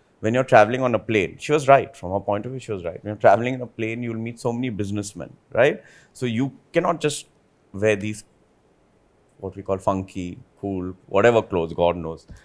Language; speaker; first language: English; non-native, local second language; Hindi